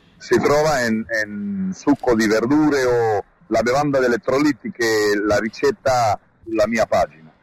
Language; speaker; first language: Italian; non-native, learner; Spanish